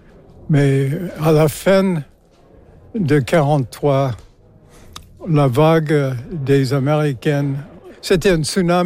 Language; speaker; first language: French; non-native, fluent; English